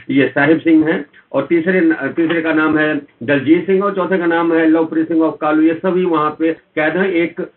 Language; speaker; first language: Hindi; native; Hindi